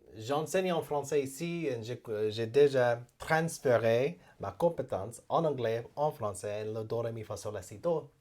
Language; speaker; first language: French; non-native, learner; English